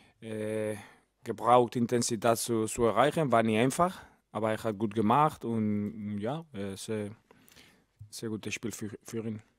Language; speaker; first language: German; non-native, learner; Spanish